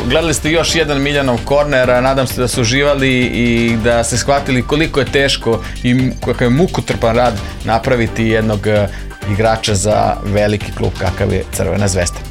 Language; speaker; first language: Serbian; native; Serbian